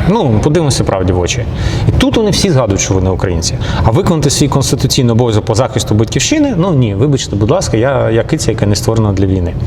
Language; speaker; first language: Ukrainian; non-native, local second language; Russian